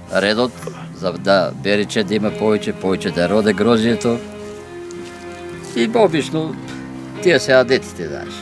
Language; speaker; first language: Macedonian; native; Macedonian